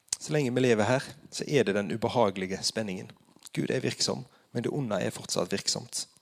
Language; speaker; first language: Norwegian; native; Norwegian